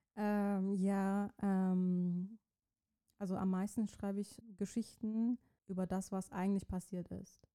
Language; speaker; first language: German; non-native, fluent; Persian